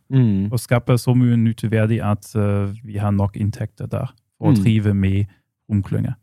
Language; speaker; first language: Norwegian; non-native, fluent; German